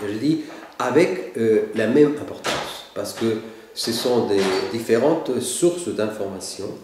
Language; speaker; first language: French; non-native, fluent; Spanish